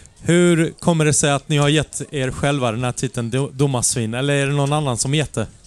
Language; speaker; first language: Swedish; native; Swedish